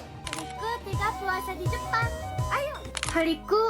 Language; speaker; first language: Indonesian; non-native, learner; Japanese